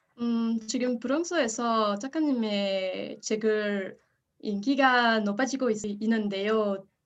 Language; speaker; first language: Korean; non-native, learner; French